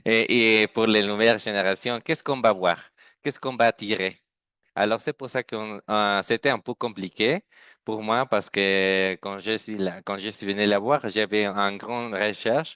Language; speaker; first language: French; non-native, fluent; Spanish